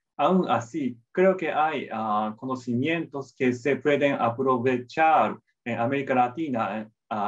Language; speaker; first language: Spanish; non-native, fluent; Japanese